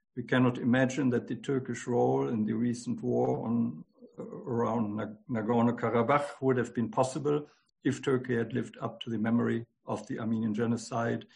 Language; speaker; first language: English; non-native, fluent; German